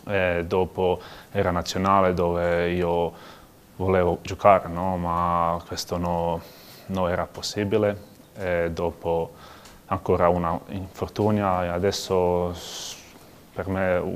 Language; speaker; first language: Italian; non-native, learner; Croatian